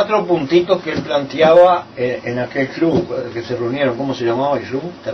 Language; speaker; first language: Spanish; native; Spanish